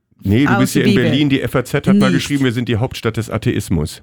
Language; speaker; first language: German; native; German